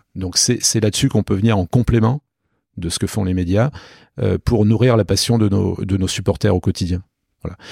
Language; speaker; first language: French; native; French